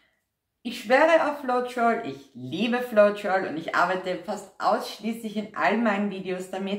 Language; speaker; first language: German; native; German